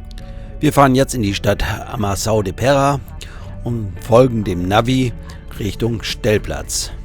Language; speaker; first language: German; native; German